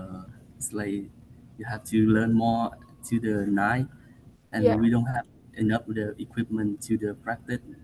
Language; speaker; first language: English; non-native, learner; Vietnamese